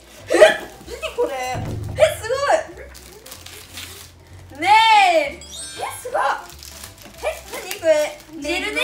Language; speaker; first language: Japanese; native; Japanese